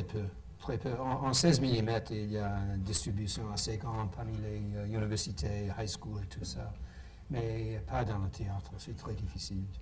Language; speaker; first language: French; non-native, fluent; English